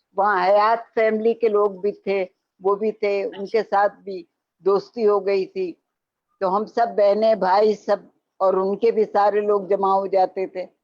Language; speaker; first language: Urdu; native; Urdu